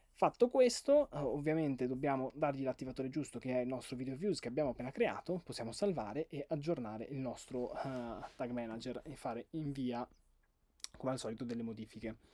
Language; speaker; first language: Italian; native; Italian